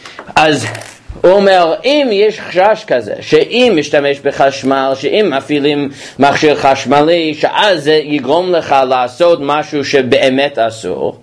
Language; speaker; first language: Hebrew; non-native, fluent; English